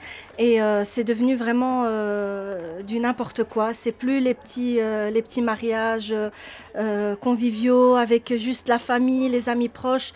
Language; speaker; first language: French; early bilingual, other home language; Arabic